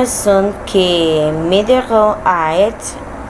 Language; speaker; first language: French; non-native, learner; Spanish